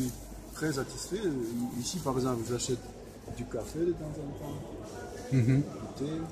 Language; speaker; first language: French; non-native, fluent; Russian